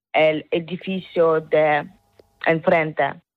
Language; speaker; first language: Spanish; non-native, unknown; Ukrainian